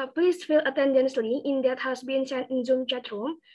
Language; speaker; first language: English; non-native, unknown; Indonesian